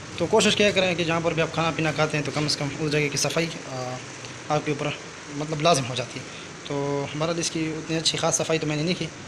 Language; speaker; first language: Urdu; non-native, local second language; Pashto